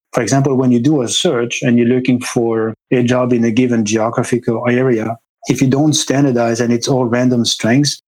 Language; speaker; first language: English; non-native, fluent; French